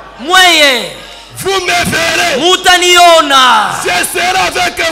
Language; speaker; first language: French; non-native, local second language; Swahili